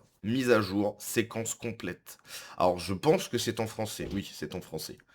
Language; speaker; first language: French; native; French